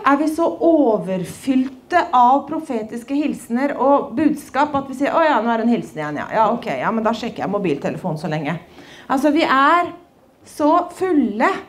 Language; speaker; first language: Norwegian; native; Norwegian